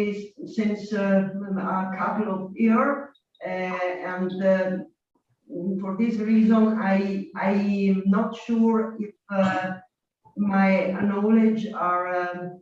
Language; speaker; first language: English; non-native, learner; Italian